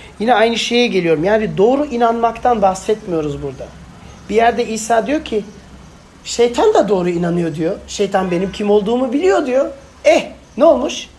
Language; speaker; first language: Turkish; non-native, fluent; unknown